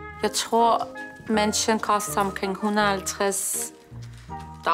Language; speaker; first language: Danish; early bilingual, heritage; Danish